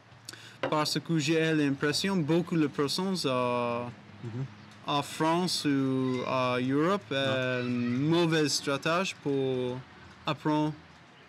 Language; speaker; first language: French; non-native, learner; English